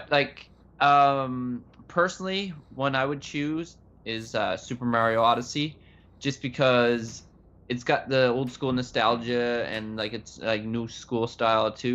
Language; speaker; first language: English; native; English